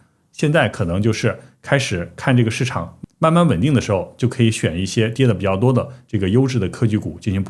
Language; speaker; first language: Chinese; native; Chinese